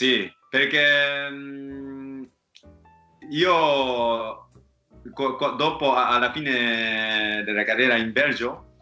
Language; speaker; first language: Italian; non-native, fluent; Japanese